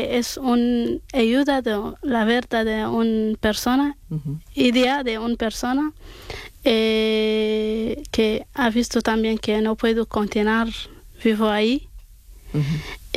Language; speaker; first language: Spanish; non-native, learner; Arabic